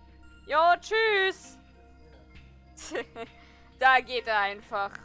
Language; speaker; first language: German; native; German